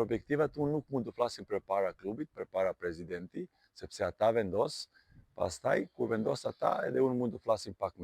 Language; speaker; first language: Albanian; non-native, learner; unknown